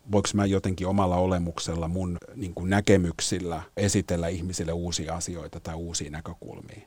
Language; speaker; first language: Finnish; native; Finnish